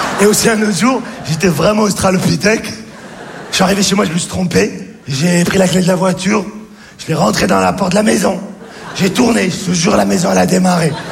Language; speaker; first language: French; native; French